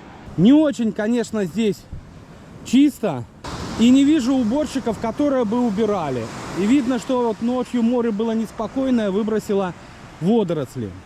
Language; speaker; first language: Russian; native; Russian